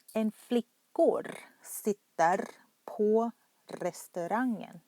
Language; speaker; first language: Swedish; non-native, fluent; Thai